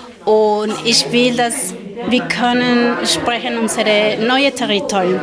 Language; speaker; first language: German; non-native, learner; Spanish